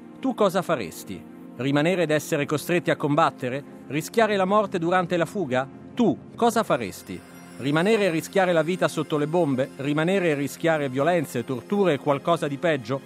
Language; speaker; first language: Italian; native; Italian